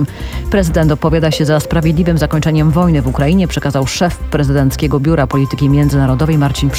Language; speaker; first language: Polish; native; Polish